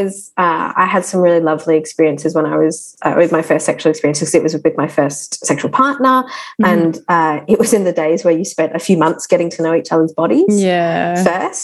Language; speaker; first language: English; native; English